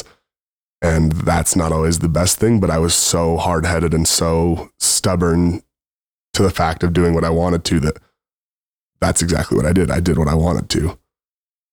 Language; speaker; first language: English; native; English